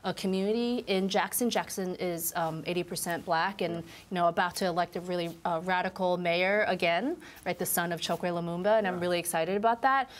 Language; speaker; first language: English; native; English